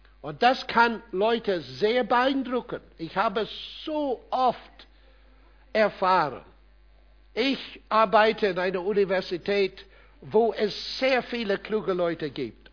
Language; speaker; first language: German; non-native, fluent; English